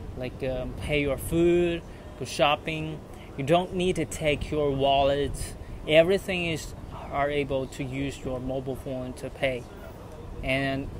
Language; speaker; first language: English; non-native, fluent; Chinese